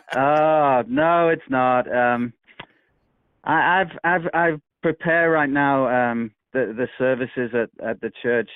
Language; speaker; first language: English; native; English